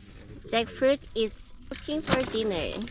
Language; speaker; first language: English; non-native, learner; Korean